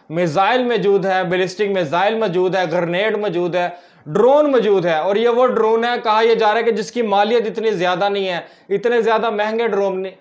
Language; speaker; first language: Urdu; native; Urdu